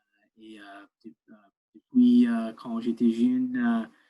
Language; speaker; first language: French; non-native, learner; English